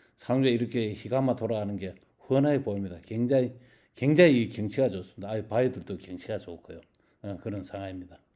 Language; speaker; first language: Korean; native; Korean